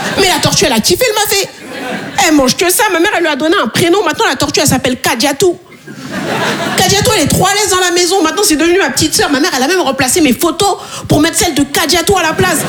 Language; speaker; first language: French; native; French